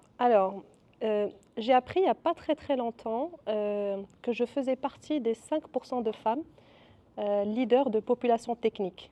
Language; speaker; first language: French; non-native, local second language; Arabic